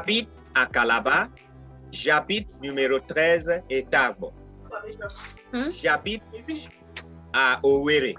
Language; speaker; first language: French; non-native, fluent; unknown